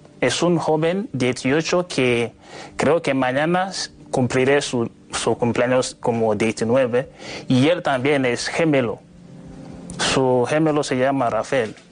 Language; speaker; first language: Spanish; non-native, learner; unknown